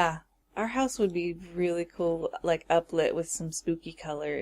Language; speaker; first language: English; native; English